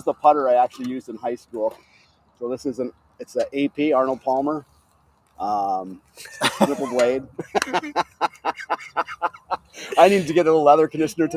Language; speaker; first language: English; native; English